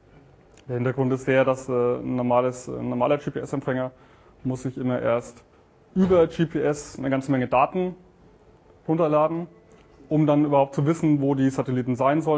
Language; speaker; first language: German; native; German